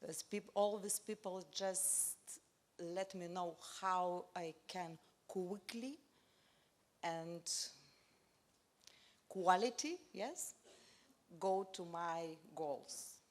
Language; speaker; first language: English; non-native, learner; Lithuanian